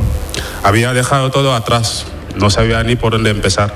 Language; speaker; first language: Spanish; non-native, fluent; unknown